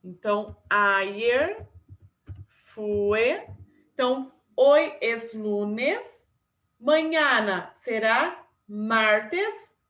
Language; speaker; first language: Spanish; non-native, fluent; Portuguese